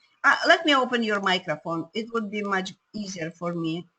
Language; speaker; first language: English; non-native, fluent; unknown